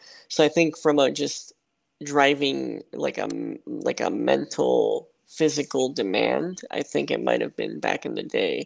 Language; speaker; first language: English; native; English